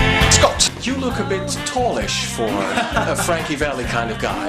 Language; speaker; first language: English; non-native, fluent; Dutch